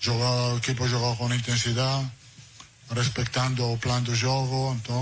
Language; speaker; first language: Portuguese; non-native, fluent; Italian